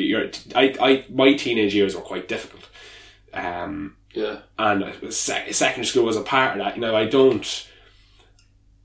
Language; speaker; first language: English; native; English